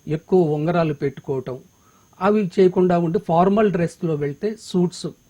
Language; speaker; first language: Telugu; native; Telugu